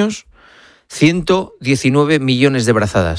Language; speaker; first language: Spanish; native; Spanish